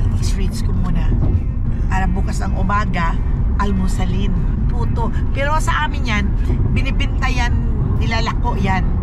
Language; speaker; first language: Filipino; non-native, local second language; Cebuano